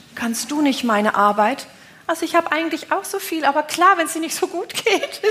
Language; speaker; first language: German; native; German